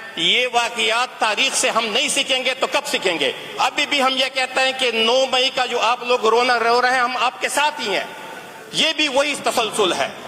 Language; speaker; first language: Urdu; non-native, local second language; Pashto